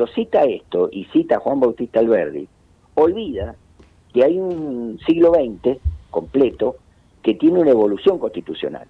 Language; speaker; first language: Spanish; native; Spanish